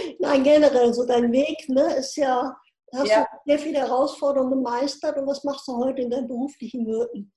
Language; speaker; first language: German; native; German